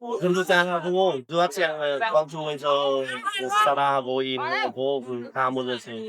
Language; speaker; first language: Korean; non-native, learner; Vietnamese